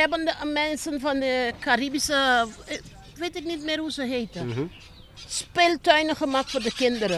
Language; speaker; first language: Dutch; non-native, local second language; Papiamento